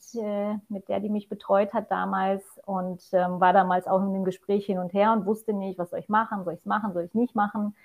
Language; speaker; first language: German; non-native, fluent; Polish